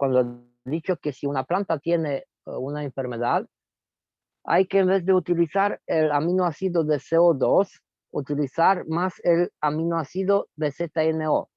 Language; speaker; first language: Spanish; non-native, fluent; Romanian